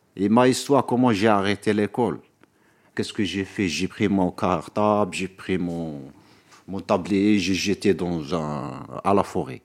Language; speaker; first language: French; non-native, local second language; Arabic